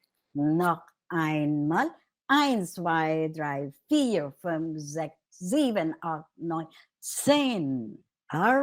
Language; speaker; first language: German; non-native, fluent; Filipino